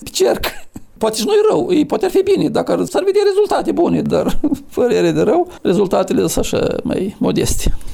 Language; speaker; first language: Romanian; native; Romanian